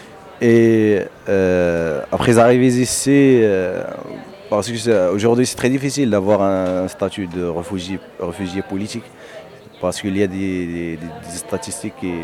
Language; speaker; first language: French; non-native, local second language; Berber languages